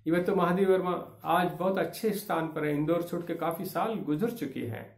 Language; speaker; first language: Hindi; non-native, local second language; Kannada